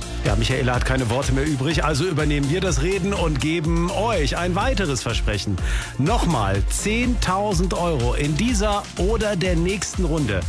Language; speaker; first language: German; native; German